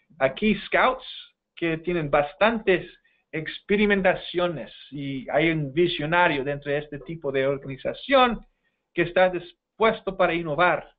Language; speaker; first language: Spanish; non-native, fluent; English